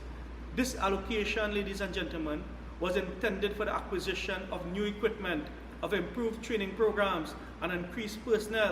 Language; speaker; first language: English; native; English